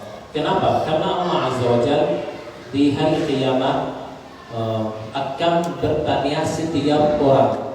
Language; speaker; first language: Indonesian; non-native, learner; Arabic